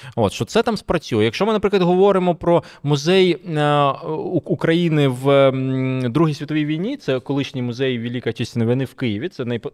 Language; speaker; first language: Ukrainian; non-native, local second language; Russian